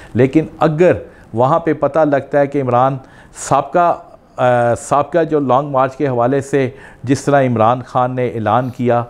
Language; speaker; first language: Urdu; non-native, local second language; Punjabi